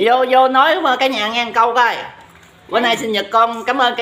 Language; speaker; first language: Vietnamese; native; Vietnamese